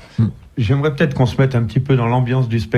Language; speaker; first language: French; native; French